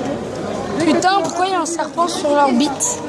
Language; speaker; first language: French; native; French